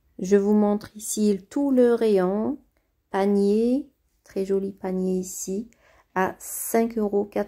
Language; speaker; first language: French; native; French